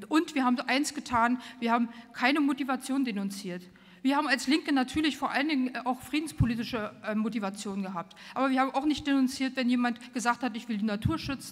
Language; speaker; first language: German; native; German